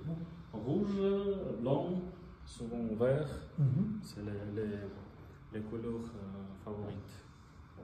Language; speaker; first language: French; non-native, fluent; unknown